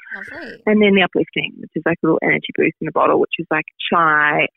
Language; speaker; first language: English; native; English